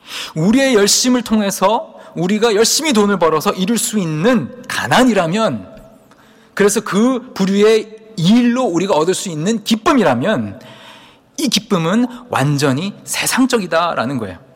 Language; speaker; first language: Korean; native; Korean